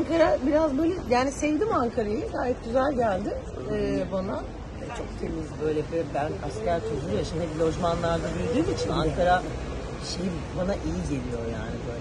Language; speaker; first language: Turkish; native; Turkish